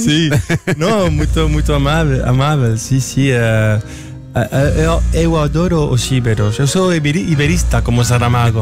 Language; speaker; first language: Portuguese; non-native, learner; Spanish